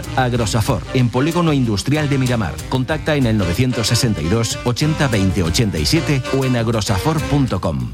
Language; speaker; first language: Spanish; native; Spanish